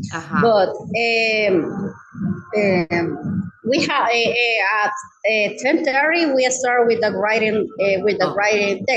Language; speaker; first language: English; non-native, learner; Spanish